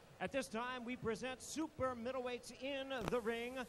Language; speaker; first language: English; native; English